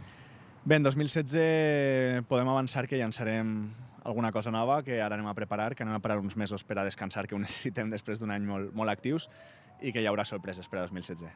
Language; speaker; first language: Catalan; native; Catalan